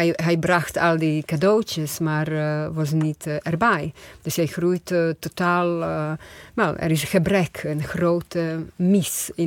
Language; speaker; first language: Dutch; non-native, fluent; Croatian